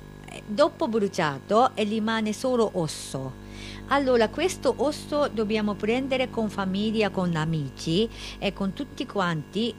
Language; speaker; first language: Italian; non-native, learner; Japanese